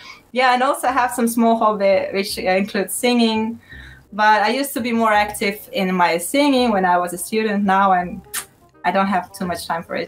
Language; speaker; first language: English; non-native, fluent; Russian